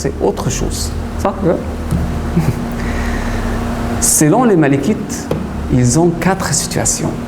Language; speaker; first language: French; non-native, fluent; Arabic